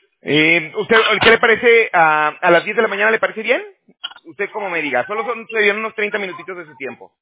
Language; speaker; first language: Spanish; native; Spanish